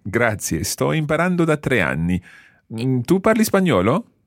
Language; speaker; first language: Italian; non-native, fluent; English